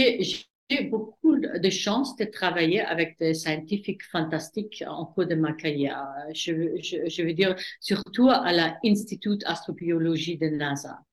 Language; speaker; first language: French; non-native, fluent; German